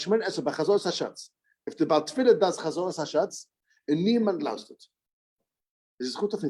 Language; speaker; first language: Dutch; non-native, learner; English